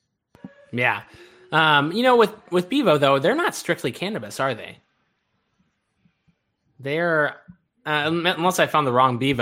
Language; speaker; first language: English; native; English